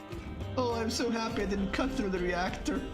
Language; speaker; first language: English; native; English